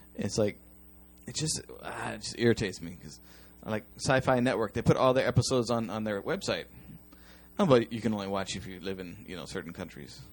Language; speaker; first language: English; native; English